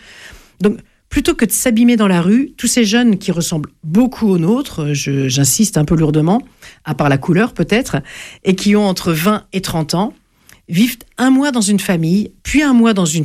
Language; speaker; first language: French; native; French